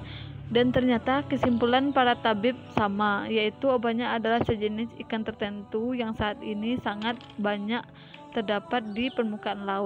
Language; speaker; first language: Indonesian; native; Indonesian